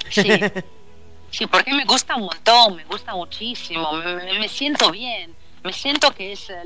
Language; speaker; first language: Spanish; non-native, learner; Italian